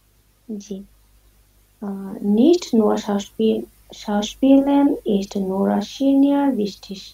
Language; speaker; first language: German; non-native, learner; Bangla